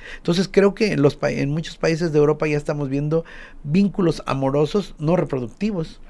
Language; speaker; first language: Spanish; native; Spanish